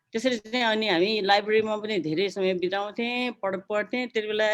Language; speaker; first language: Nepali; native; Nepali